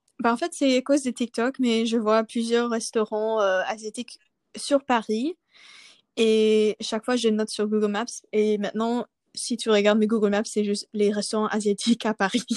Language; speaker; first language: French; non-native, local second language; English